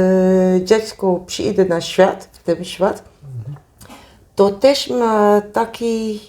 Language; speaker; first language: Polish; non-native, learner; Dutch